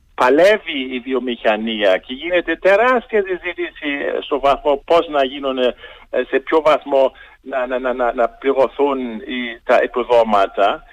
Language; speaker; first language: Greek; non-native, fluent; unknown